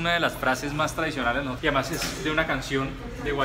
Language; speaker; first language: Spanish; native; Spanish